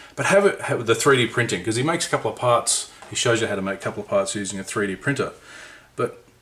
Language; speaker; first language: English; native; English